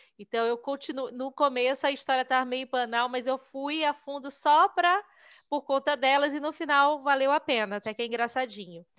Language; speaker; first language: Portuguese; native; Portuguese